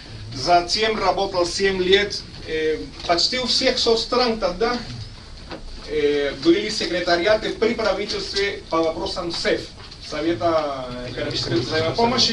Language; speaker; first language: Russian; non-native, fluent; Spanish